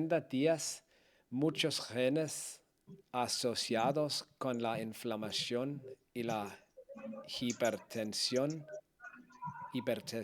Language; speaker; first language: Spanish; non-native, learner; Danish